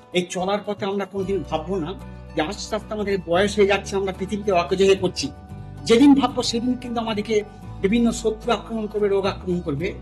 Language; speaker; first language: Bangla; non-native, local second language; Santali